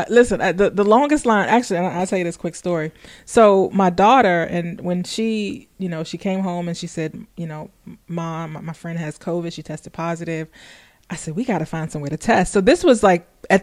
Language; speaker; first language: English; native; English